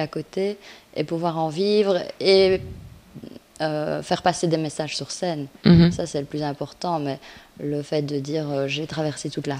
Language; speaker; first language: French; native; French